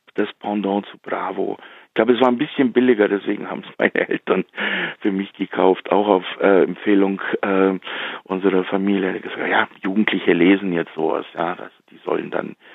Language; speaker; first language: German; early bilingual, heritage; Slovak